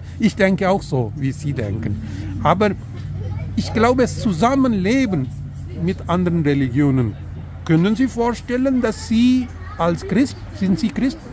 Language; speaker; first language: German; non-native, learner; Urdu